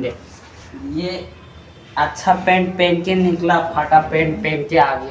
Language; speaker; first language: Hindi; non-native, local second language; Mizo